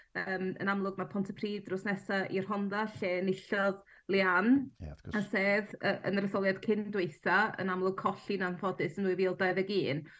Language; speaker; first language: Welsh; native; Welsh